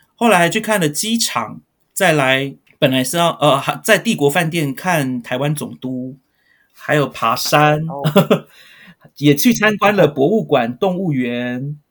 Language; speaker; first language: Chinese; native; Chinese